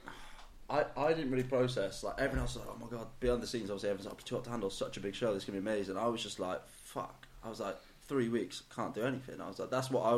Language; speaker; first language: English; native; English